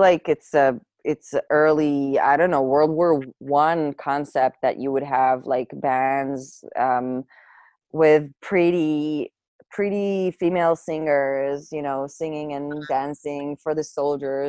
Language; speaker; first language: English; non-native, fluent; Hebrew